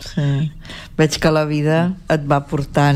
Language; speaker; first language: Catalan; native; Catalan